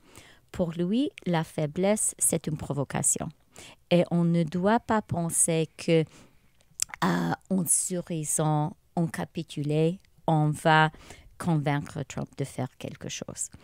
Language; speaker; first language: French; non-native, local second language; English